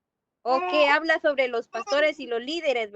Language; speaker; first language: Spanish; native; Spanish